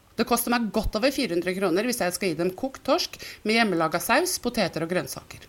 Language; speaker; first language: Norwegian; native; Norwegian